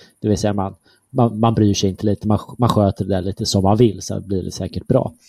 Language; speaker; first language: Swedish; native; Swedish